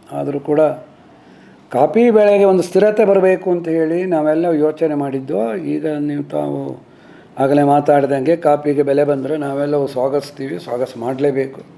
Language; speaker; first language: Kannada; non-native, local second language; Kodava